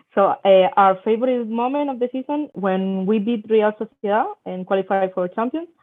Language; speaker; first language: English; non-native, fluent; Spanish